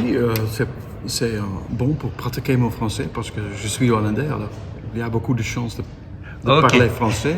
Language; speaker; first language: French; non-native, learner; Dutch